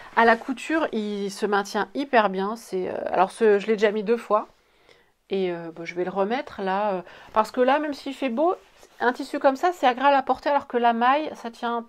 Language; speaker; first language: French; native; French